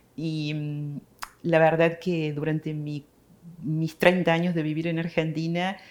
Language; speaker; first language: Spanish; native; Spanish